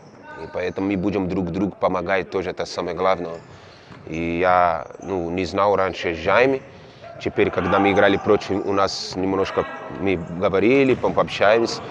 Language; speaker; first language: Russian; non-native, learner; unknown